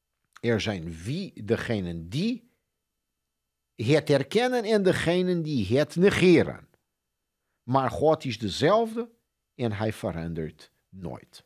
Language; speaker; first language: Dutch; non-native, fluent; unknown